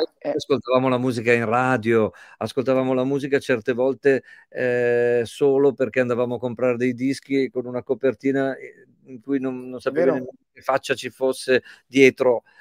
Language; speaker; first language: Italian; native; Italian